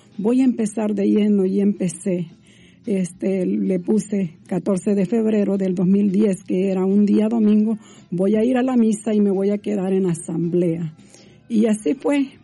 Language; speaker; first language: Spanish; native; Spanish